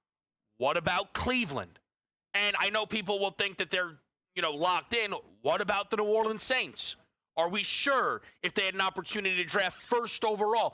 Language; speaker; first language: English; native; English